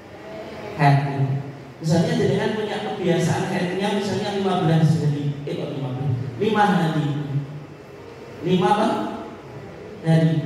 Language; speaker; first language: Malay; non-native, local second language; Javanese